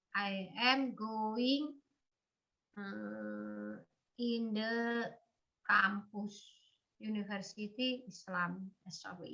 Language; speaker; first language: English; non-native, learner; Indonesian